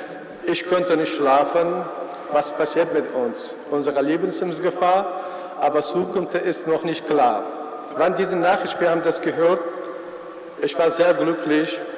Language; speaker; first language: German; non-native, fluent; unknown